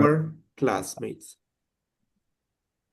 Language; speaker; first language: English; non-native, fluent; Spanish